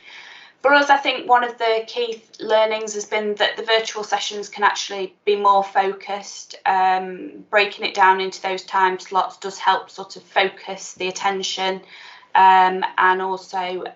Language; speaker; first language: English; native; English